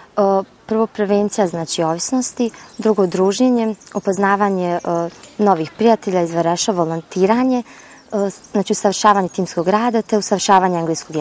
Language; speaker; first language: Croatian; native; Croatian